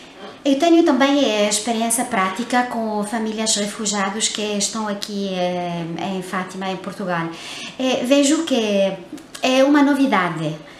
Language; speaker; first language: Portuguese; non-native, fluent; Arabic